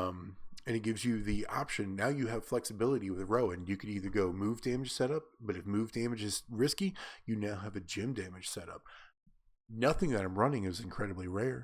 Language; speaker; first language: English; native; English